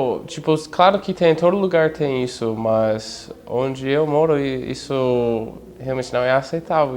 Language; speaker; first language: Portuguese; non-native, fluent; English